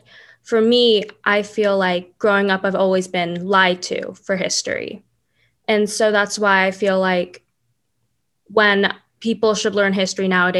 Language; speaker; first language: English; native; English